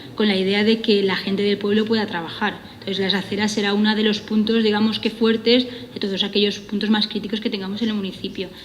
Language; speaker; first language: Spanish; non-native, local second language; Catalan